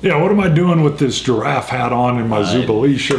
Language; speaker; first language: English; native; English